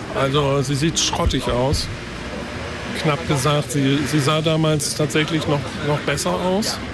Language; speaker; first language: German; native; German